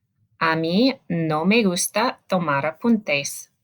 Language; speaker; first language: Spanish; non-native, learner; English